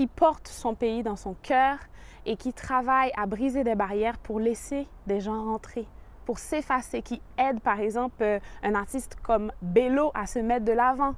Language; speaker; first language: French; native; French